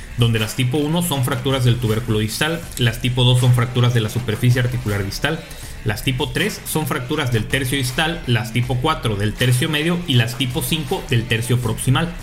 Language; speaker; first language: Spanish; native; Spanish